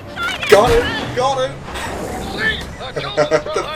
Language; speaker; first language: English; native; English